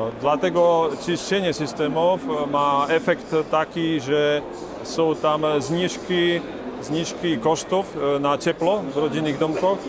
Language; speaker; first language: Polish; non-native, learner; Slovak